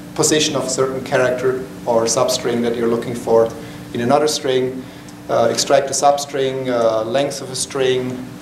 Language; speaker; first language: English; non-native, fluent; German